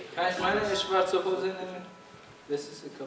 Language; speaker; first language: German; non-native, learner; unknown